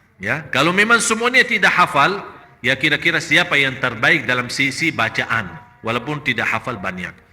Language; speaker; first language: Malay; non-native, fluent; Arabic